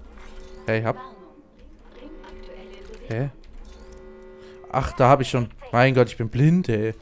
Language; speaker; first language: German; native; German